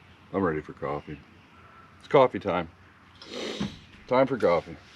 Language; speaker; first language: English; native; English